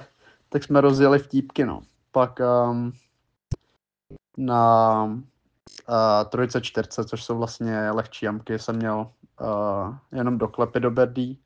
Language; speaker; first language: Czech; native; Czech